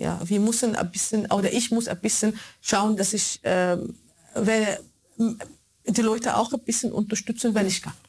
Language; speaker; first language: German; non-native, fluent; Arabic